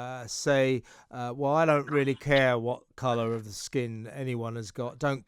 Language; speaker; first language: English; native; English